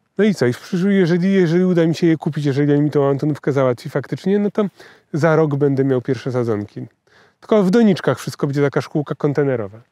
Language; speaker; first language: Polish; native; Polish